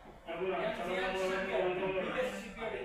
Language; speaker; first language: English; non-native, learner; Bangla